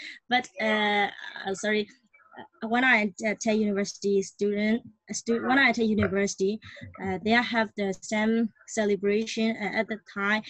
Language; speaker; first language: English; non-native, learner; Burmese